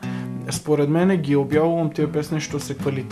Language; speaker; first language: Macedonian; native; Macedonian